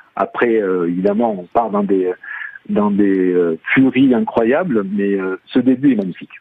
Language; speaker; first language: French; native; French